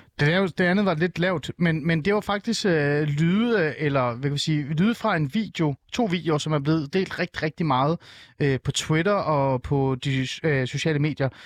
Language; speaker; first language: Danish; early bilingual, other home language; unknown